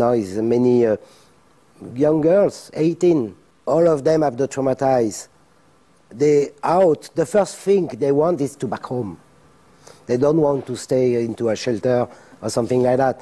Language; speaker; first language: English; non-native, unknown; French